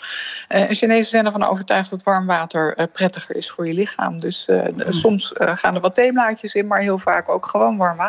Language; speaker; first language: Dutch; native; Dutch